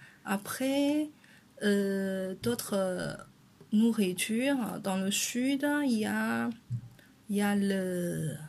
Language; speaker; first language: French; non-native, fluent; Chinese